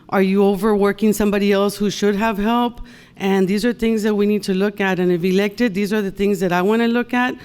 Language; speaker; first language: English; native; English